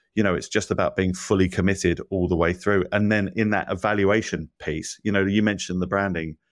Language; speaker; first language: English; native; English